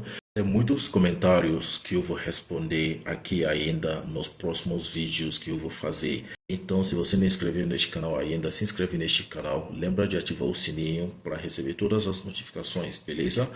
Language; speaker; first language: Portuguese; non-native, fluent; Igbo